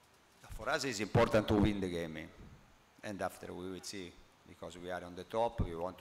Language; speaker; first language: English; non-native, fluent; Italian